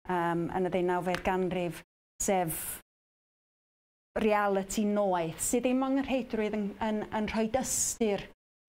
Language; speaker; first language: Welsh; native; Welsh